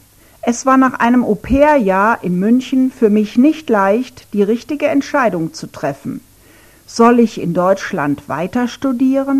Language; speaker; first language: German; non-native, fluent; Ukrainian